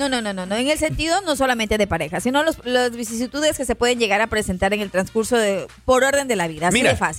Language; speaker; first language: Spanish; native; Spanish